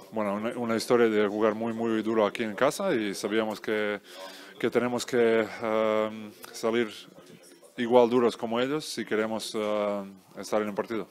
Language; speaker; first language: Spanish; non-native, fluent; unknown